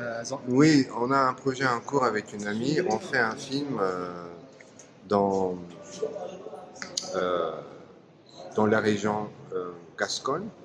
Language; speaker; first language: French; non-native, fluent; Turkish